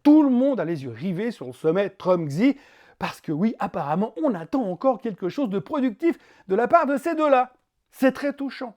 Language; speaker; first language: French; native; French